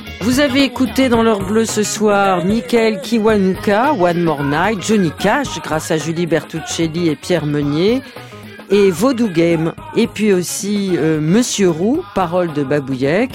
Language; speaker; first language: French; native; French